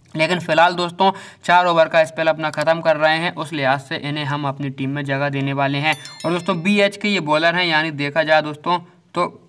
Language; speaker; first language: Hindi; native; Hindi